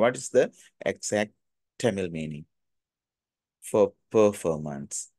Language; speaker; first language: English; non-native, local second language; Tamil